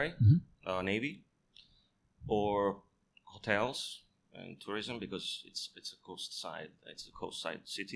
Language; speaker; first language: English; non-native, fluent; Italian